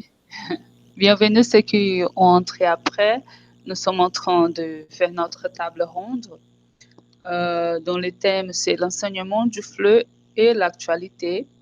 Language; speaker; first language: French; non-native, fluent; Portuguese